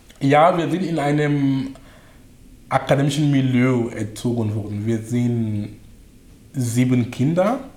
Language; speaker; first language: German; non-native, fluent; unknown